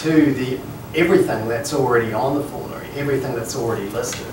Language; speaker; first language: English; native; English